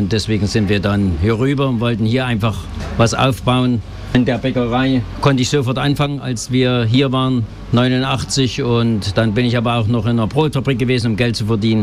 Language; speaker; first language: German; native; German